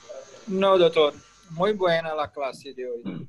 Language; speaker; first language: Spanish; non-native, learner; Portuguese